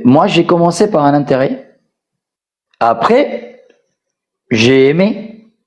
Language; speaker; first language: French; non-native, fluent; Spanish